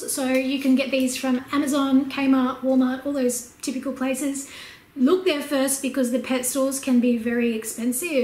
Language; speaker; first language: English; native; English